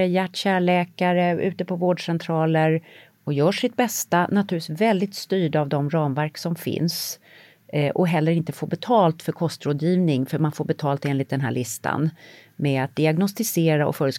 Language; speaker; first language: Swedish; native; Swedish